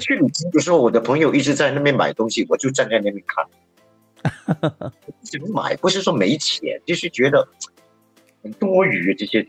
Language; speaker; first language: Chinese; native; Chinese